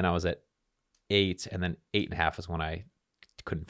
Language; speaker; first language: English; native; English